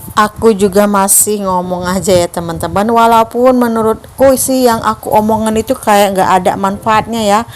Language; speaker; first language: Indonesian; native; Indonesian